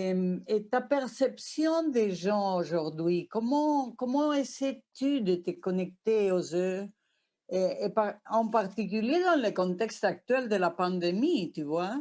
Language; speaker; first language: French; non-native, fluent; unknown